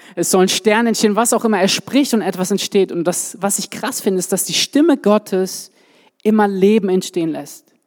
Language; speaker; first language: German; native; German